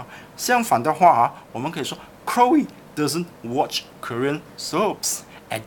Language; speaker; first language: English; non-native, local second language; Chinese